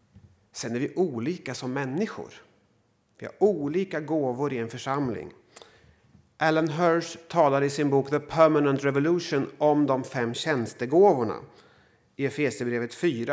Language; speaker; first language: Swedish; native; Swedish